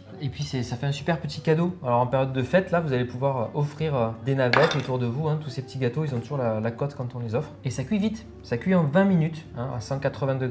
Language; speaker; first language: French; native; French